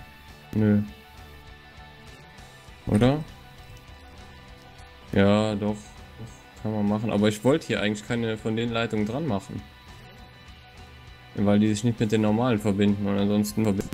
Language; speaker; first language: German; native; German